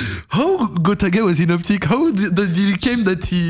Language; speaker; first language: English; non-native, fluent; French